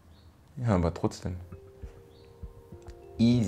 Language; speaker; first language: German; non-native, learner; French